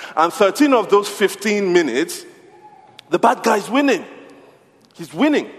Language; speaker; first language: English; non-native, local second language; Yoruba